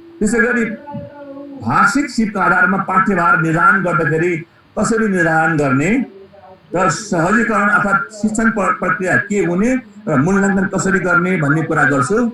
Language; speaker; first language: Nepali; non-native, local second language; Eastern Tamang